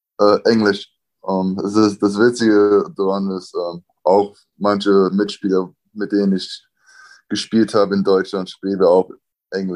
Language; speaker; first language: German; early bilingual, other home language; English